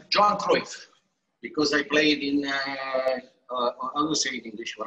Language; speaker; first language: English; non-native, learner; Italian